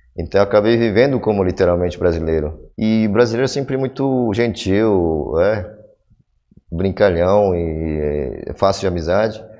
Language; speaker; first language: Portuguese; early bilingual, other home language; Korean